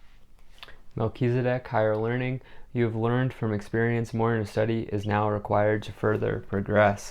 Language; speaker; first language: English; native; English